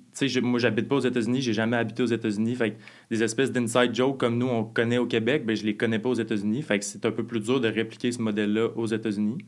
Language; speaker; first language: French; native; French